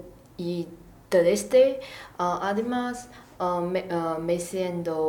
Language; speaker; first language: Spanish; non-native, learner; Chinese